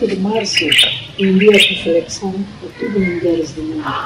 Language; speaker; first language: Portuguese; non-native, local second language; Upper Guinea Crioulo